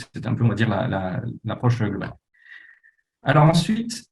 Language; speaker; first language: French; native; French